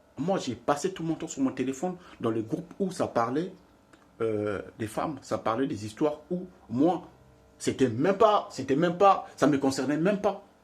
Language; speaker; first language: French; non-native, local second language; Lingala